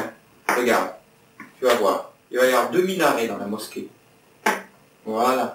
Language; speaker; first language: French; native; French